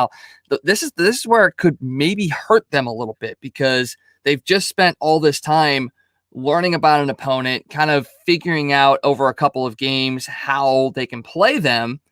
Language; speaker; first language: English; native; English